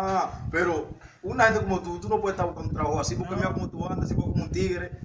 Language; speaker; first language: Spanish; native; Spanish